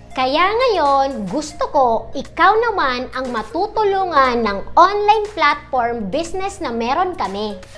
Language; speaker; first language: Filipino; non-native, local second language; Bikol